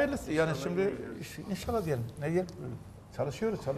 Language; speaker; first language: Turkish; native; Turkish